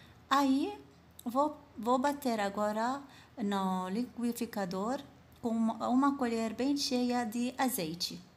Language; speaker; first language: Portuguese; non-native, fluent; Arabic